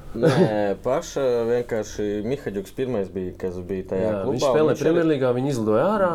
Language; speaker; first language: Latvian; native; Latvian